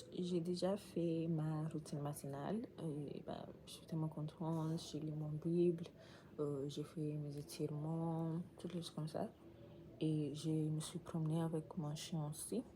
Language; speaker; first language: French; non-native, learner; English